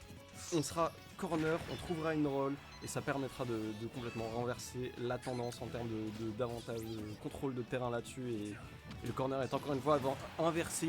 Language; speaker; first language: French; native; French